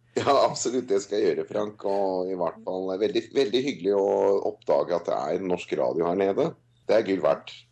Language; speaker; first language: Norwegian; non-native, fluent; English